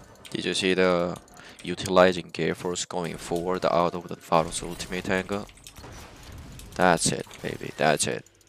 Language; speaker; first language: English; non-native, fluent; Korean